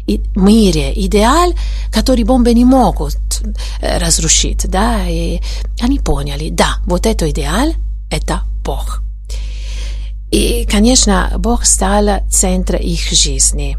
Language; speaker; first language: Russian; non-native, fluent; Italian